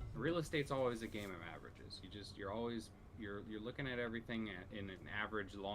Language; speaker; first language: English; native; English